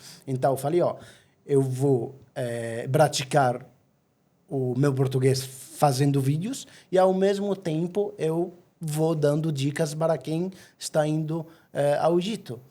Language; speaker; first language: Portuguese; non-native, fluent; Arabic